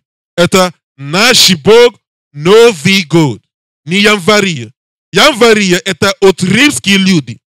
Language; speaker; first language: Russian; non-native, learner; English